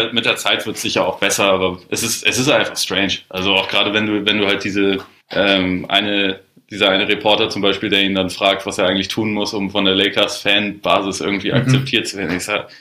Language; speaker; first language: German; native; German